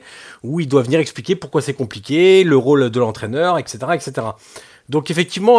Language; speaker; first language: French; native; French